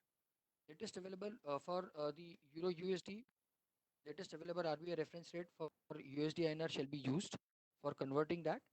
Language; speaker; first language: English; non-native, local second language; Hindi